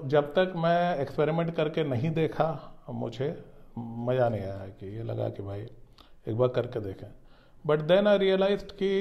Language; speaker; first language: Hindi; native; Hindi